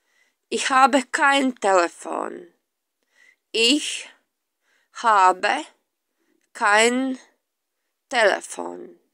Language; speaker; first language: German; non-native, fluent; Latvian